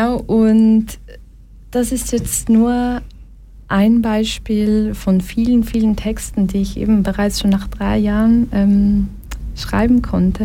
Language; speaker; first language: German; early bilingual, other home language; Portuguese